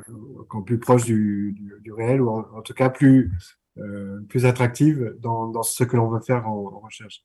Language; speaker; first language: French; native; French